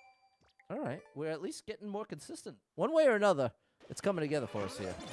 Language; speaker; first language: English; native; English